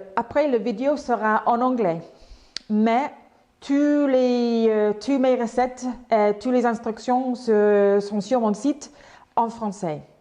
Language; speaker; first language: French; non-native, learner; English